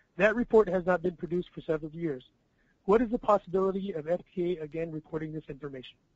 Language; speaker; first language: English; native; English